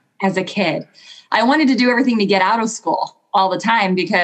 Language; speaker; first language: English; native; English